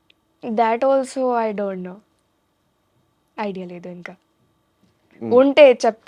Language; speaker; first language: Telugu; non-native, local second language; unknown